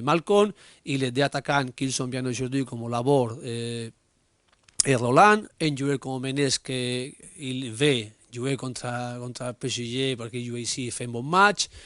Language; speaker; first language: French; non-native, learner; Spanish